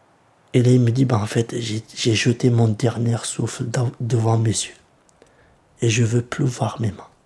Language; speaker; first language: French; early bilingual, other home language; Kurdish